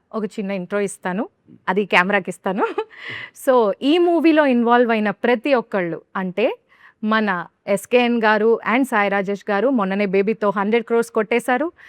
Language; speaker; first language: Telugu; native; Telugu